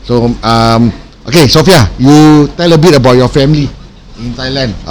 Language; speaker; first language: English; non-native, local second language; Malay